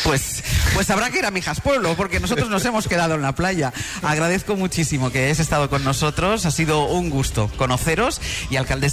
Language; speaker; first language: Spanish; native; Spanish